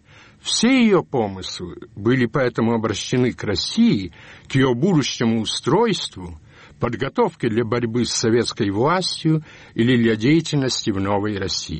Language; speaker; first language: Russian; early bilingual, heritage; Russian